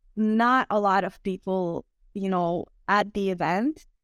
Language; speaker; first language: English; non-native, fluent; Croatian